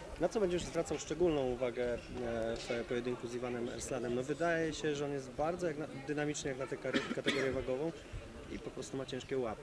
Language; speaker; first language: Polish; native; Polish